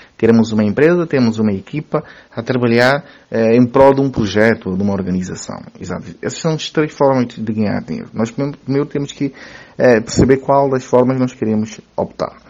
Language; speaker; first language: Portuguese; native; Portuguese